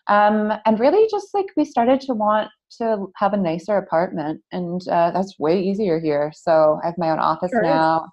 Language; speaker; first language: English; native; English